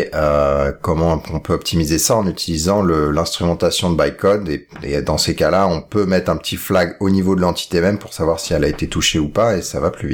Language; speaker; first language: French; native; French